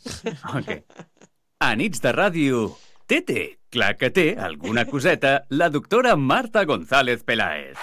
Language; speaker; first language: Catalan; native; Catalan